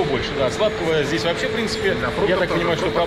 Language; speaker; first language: Russian; native; Russian